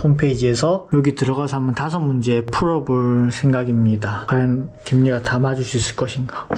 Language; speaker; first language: Korean; native; Korean